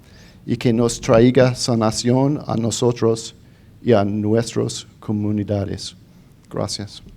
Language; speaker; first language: Spanish; non-native, fluent; English